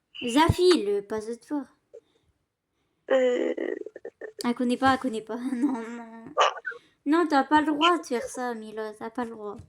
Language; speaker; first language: French; native; French